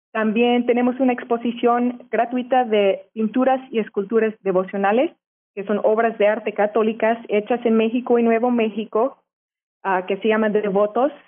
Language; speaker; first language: Spanish; early bilingual, heritage; Spanish